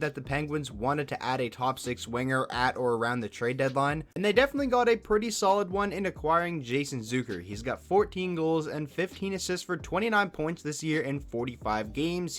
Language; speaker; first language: English; native; English